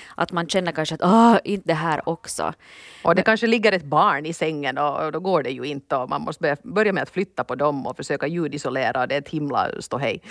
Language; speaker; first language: Swedish; native; Swedish